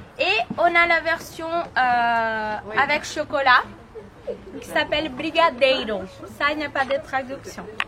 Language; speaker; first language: French; non-native, learner; Portuguese